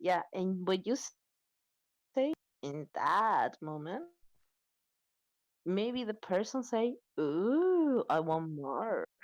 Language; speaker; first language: English; non-native, learner; Spanish